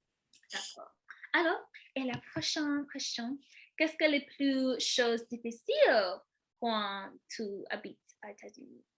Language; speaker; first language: French; non-native, learner; English